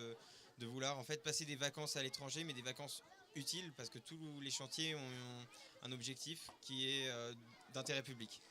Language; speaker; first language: French; native; French